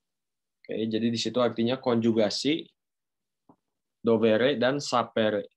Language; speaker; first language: Indonesian; native; Indonesian